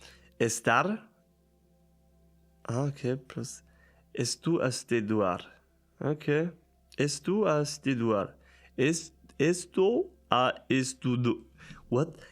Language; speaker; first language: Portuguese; non-native, learner; German